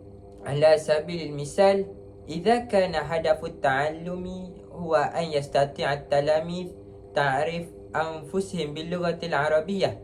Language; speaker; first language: Arabic; non-native, learner; Malay